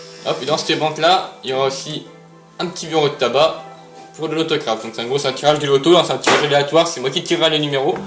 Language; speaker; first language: French; native; French